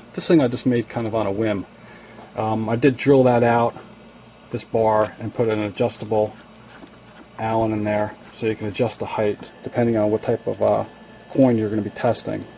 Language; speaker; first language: English; native; English